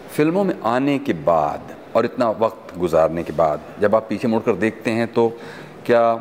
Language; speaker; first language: Hindi; native; Hindi